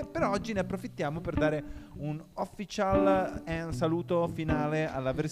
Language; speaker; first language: Italian; native; Italian